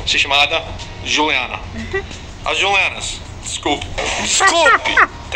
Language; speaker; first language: Portuguese; non-native, learner; English